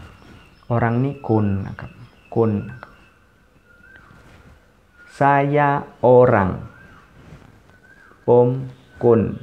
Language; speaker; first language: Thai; non-native, fluent; Indonesian